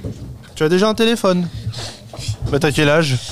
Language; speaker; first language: French; native; French